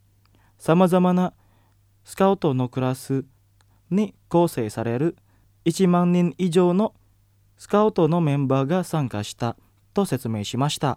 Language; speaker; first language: Japanese; non-native, fluent; Indonesian